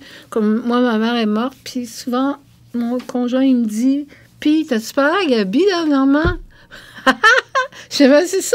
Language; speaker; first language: French; native; French